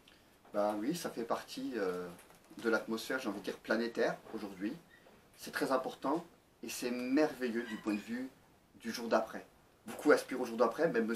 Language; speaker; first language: French; native; French